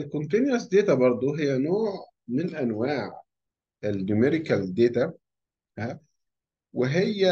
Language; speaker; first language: Arabic; native; Arabic